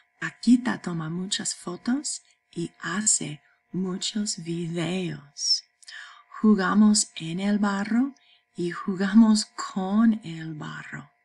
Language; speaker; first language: Spanish; non-native, fluent; English